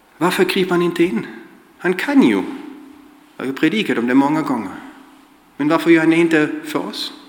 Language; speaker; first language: Swedish; non-native, fluent; German